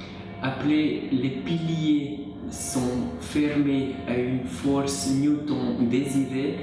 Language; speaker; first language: French; non-native, fluent; Hungarian